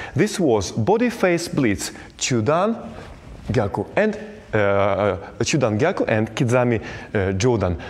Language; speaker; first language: English; non-native, fluent; Belarusian